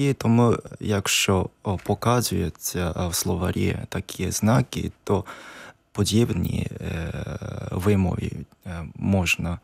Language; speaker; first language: Ukrainian; non-native, learner; Japanese